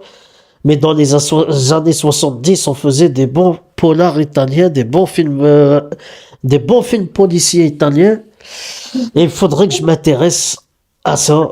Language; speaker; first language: French; native; French